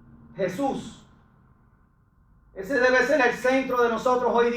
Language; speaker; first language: Spanish; native; Spanish